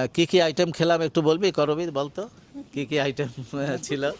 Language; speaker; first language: Bangla; native; Bangla